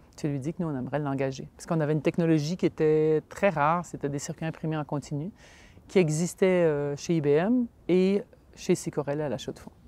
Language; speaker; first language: French; native; French